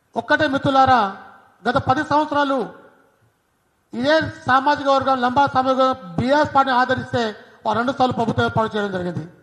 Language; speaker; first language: Telugu; non-native, local second language; Lambadi